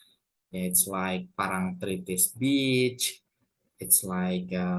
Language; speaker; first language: English; non-native, fluent; Indonesian